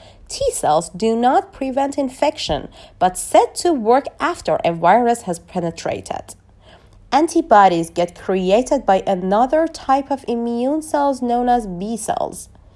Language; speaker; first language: English; non-native, fluent; Persian